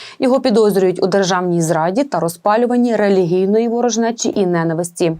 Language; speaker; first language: Ukrainian; native; Ukrainian